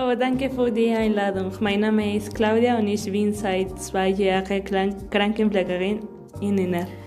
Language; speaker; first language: German; non-native, learner; Spanish